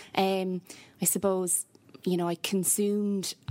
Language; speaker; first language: English; native; English